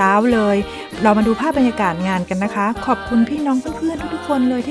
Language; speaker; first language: Thai; native; Thai